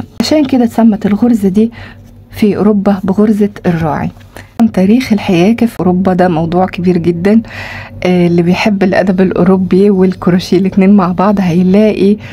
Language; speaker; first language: Arabic; native; Arabic